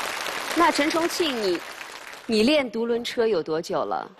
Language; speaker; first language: Chinese; native; Chinese